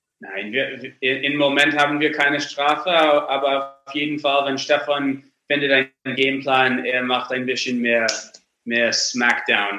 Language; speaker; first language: German; non-native, learner; English